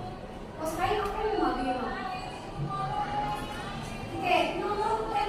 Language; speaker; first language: English; non-native, learner; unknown